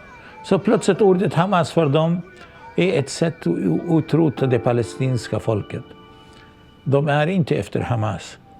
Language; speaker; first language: Swedish; non-native, local second language; Arabic